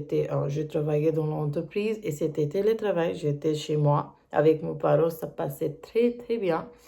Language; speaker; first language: French; non-native, learner; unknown